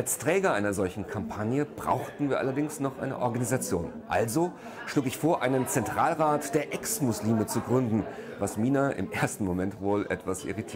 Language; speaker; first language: German; native; German